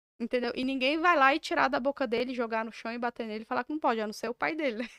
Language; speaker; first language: Portuguese; native; Portuguese